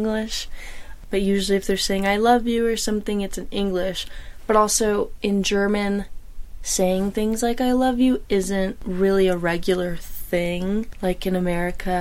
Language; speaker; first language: English; non-native, local second language; German